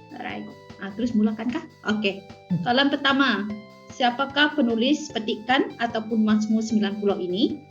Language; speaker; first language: Malay; non-native, local second language; Iban